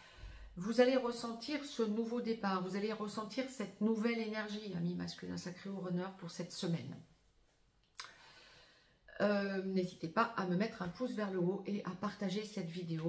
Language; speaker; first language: French; native; French